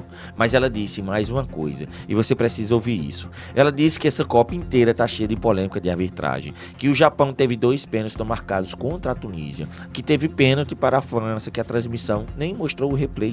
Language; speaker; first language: Portuguese; native; Portuguese